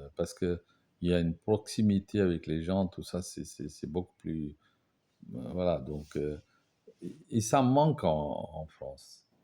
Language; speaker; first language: French; non-native, fluent; Tamil